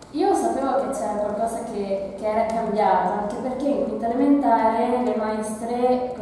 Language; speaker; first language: Italian; early bilingual, other home language; Arabic